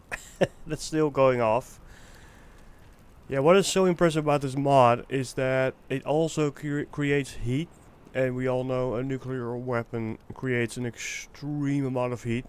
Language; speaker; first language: English; non-native, fluent; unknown